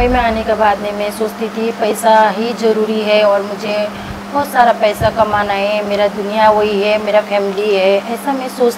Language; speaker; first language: Hindi; non-native, local second language; Nepali